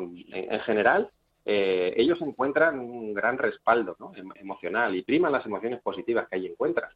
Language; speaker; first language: Spanish; native; Spanish